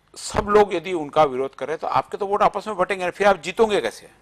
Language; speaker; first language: Hindi; non-native, local second language; Marathi